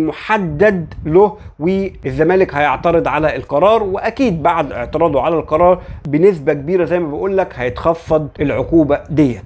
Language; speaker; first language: Arabic; native; Arabic